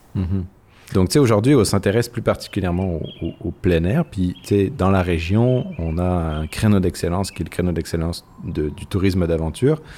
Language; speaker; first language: French; native; French